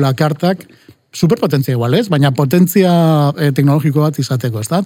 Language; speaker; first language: Basque; non-native, local second language; Spanish